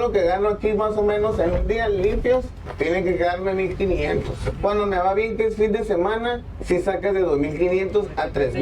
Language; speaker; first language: Spanish; native; Spanish